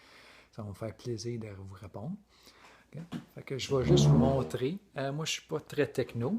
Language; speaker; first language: French; native; French